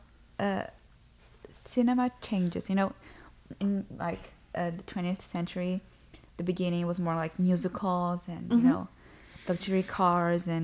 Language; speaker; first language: English; non-native, fluent; Portuguese